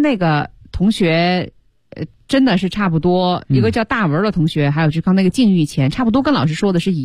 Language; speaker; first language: Chinese; native; Chinese